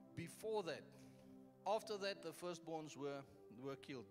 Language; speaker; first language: English; non-native, local second language; Afrikaans